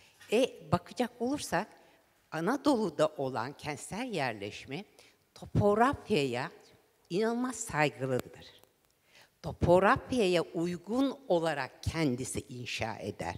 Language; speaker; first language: Turkish; native; Turkish